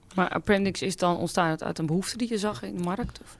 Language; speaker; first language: Dutch; early bilingual, other home language; Greek